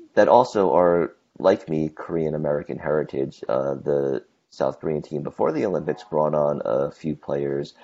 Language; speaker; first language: English; native; English